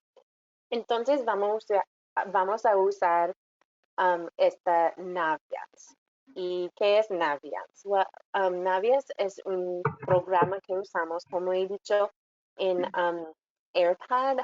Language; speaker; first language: Spanish; non-native, fluent; English